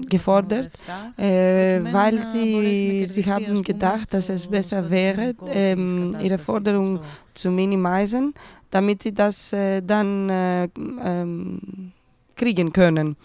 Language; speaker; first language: German; non-native, fluent; Greek